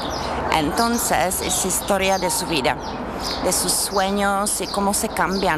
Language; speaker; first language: Spanish; non-native, fluent; Czech